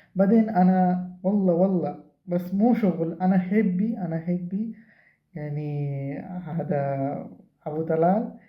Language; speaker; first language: Arabic; non-native, learner; Bangla